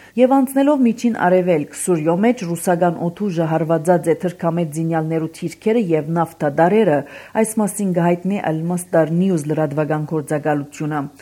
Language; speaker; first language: Armenian; early bilingual, heritage; Armenian